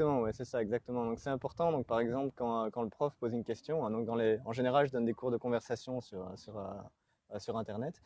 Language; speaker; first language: French; native; French